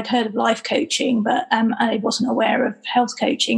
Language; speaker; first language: English; native; English